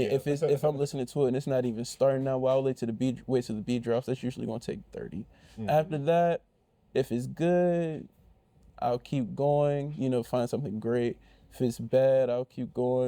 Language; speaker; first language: English; native; English